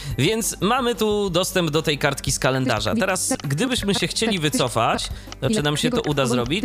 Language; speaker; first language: Polish; native; Polish